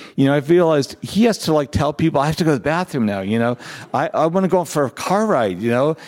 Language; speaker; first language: English; native; English